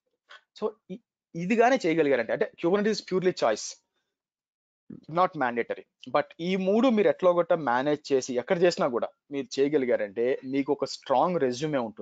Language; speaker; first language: Telugu; native; Telugu